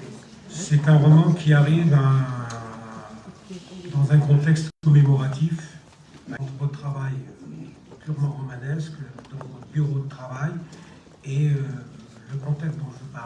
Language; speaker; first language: French; non-native, local second language; Arabic